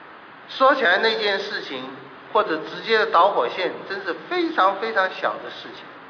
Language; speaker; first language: Chinese; native; Chinese